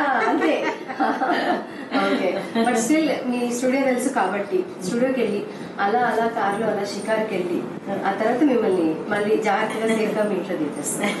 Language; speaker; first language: Telugu; native; Telugu